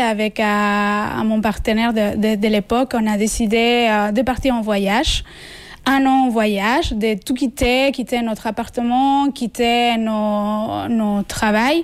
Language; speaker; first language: French; non-native, fluent; Spanish